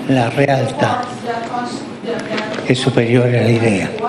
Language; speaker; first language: Italian; early bilingual, heritage; Spanish